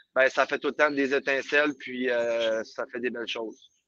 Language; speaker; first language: French; native; French